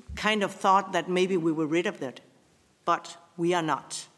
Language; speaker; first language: English; non-native, fluent; Danish